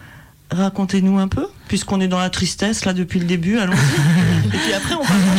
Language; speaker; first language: French; native; French